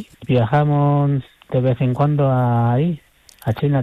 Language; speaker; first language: Spanish; non-native, fluent; Chinese